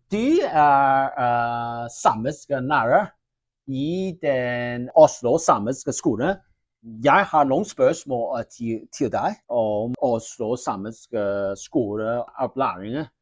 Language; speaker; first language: Norwegian; non-native, learner; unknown